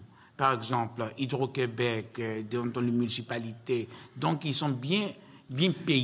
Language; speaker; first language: French; non-native, learner; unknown